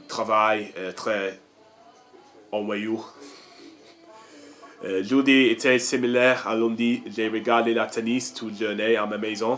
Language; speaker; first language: French; non-native, learner; English